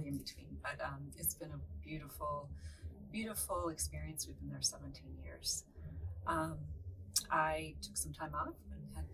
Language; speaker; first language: English; native; English